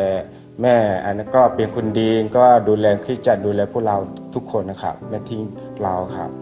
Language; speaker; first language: Thai; non-native, local second language; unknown